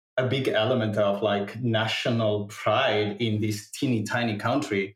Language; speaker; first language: English; non-native, fluent; Catalan